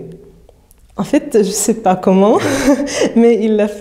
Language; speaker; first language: French; non-native, fluent; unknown